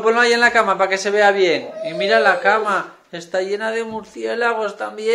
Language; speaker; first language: Spanish; native; Spanish